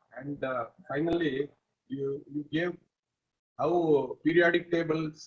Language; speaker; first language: English; non-native, local second language; Kannada